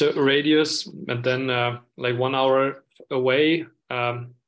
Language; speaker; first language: English; non-native, fluent; German